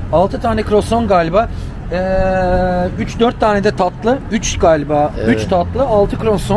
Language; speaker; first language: Turkish; early bilingual, heritage; Turkish